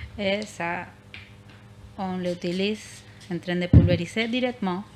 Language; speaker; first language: French; non-native, learner; Spanish